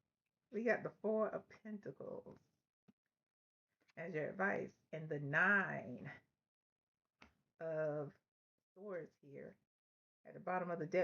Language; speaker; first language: English; native; English